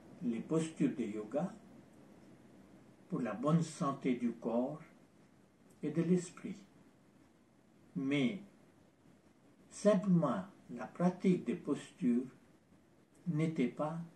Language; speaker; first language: French; non-native, fluent; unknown